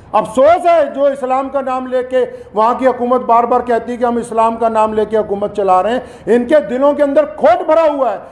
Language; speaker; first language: Hindi; native; Hindi